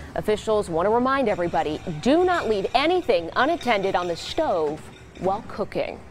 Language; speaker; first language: English; native; English